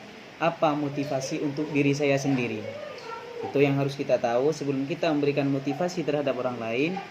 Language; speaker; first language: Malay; non-native, local second language; Madurese